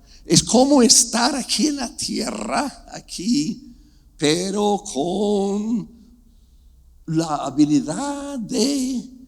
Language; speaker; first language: Spanish; non-native, fluent; English